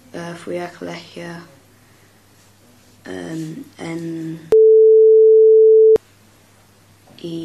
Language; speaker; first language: Spanish; non-native, learner; English